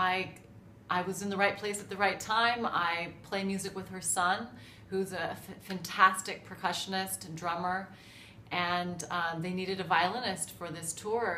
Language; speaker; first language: English; native; English